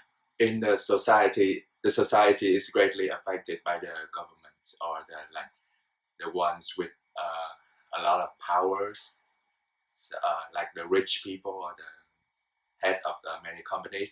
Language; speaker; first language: English; non-native, fluent; Vietnamese